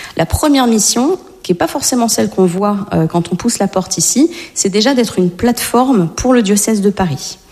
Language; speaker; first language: French; native; French